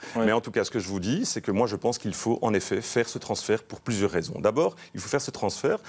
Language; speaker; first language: French; native; French